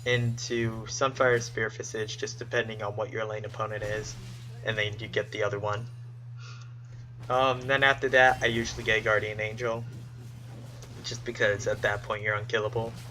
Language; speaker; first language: English; native; English